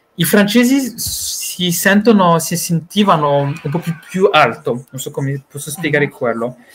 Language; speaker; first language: Italian; non-native, fluent; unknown